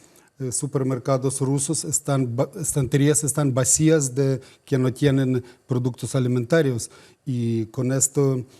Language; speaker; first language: Spanish; non-native, fluent; Ukrainian